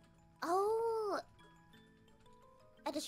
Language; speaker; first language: English; non-native, learner; Japanese